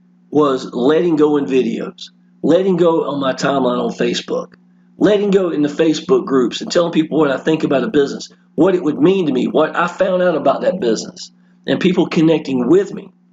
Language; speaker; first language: English; native; English